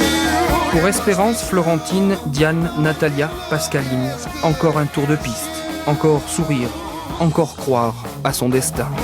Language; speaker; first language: French; native; French